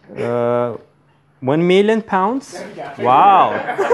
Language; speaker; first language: English; non-native, fluent; Portuguese